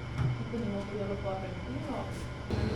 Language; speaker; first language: Spanish; native; Spanish